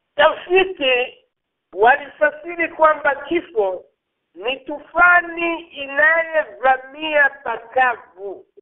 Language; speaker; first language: Swahili; non-native, local second language; Rundi